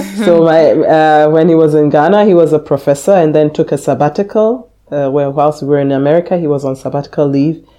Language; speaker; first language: English; native; English